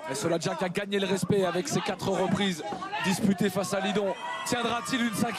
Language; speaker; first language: French; native; French